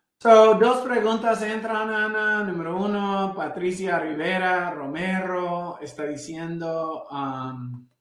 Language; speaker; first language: Spanish; non-native, fluent; English